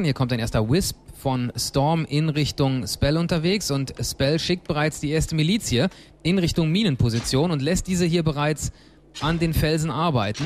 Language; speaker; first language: German; native; German